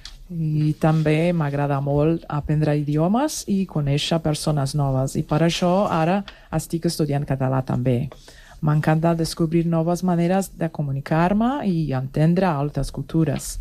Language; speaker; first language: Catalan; non-native, learner; Portuguese